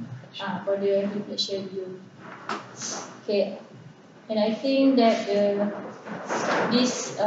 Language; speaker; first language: English; non-native, local second language; Malay